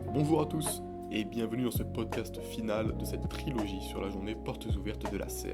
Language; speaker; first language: French; native; French